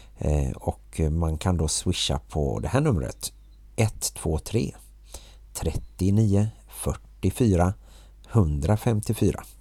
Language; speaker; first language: Swedish; native; Swedish